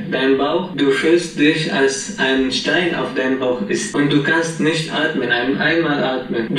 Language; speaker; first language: German; non-native, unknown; Arabic